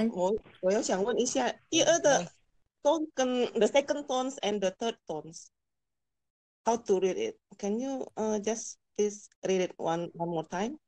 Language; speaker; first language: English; non-native, learner; Indonesian